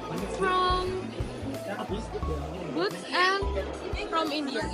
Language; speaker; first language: English; non-native, learner; Indonesian